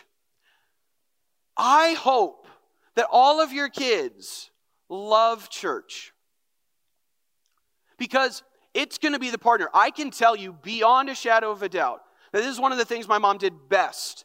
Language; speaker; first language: English; native; English